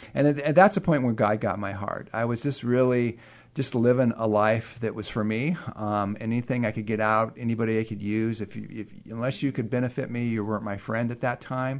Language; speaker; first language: English; native; English